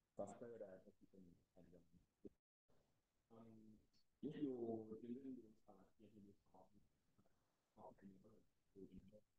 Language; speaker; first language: English; non-native, learner; Thai